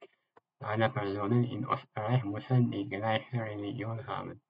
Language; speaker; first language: German; non-native, fluent; Amharic